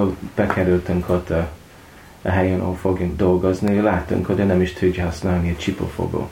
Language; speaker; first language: Hungarian; non-native, learner; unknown